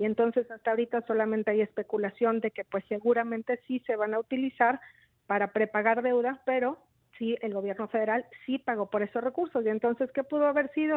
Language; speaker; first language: Spanish; native; Spanish